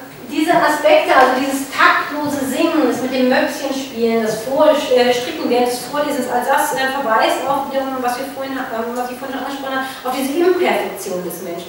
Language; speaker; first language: German; native; German